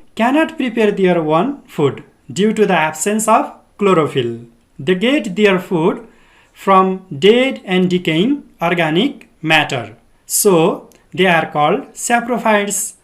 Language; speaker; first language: English; non-native, local second language; Nepali